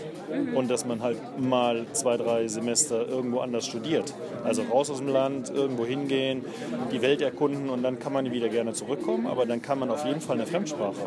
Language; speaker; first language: German; native; German